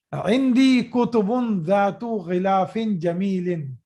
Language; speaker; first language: Arabic; non-native, fluent; Urdu